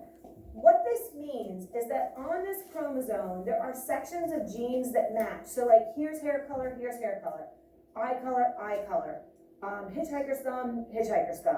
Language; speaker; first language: English; native; English